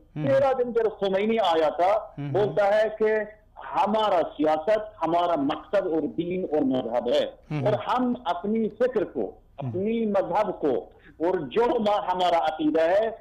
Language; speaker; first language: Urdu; non-native, learner; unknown